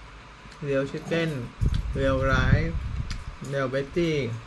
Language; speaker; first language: English; non-native, learner; Thai